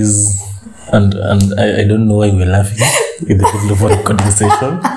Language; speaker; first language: English; non-native, local second language; Luo (Kenya and Tanzania)